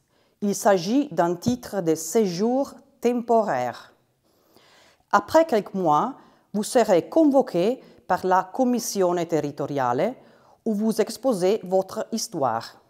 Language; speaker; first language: French; non-native, fluent; Italian